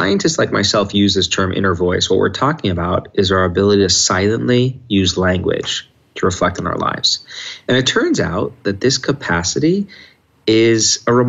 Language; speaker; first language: English; native; English